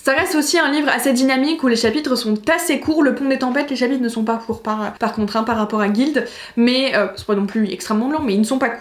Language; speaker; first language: French; native; French